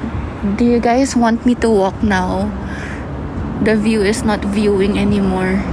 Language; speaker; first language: English; non-native, local second language; Filipino